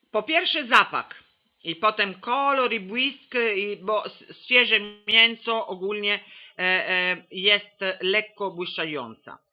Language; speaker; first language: Polish; non-native, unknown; Italian